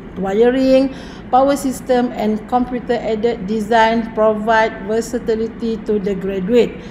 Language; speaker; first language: English; non-native, local second language; Malay